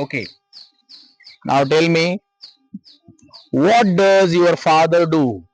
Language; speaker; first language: English; non-native, local second language; Marathi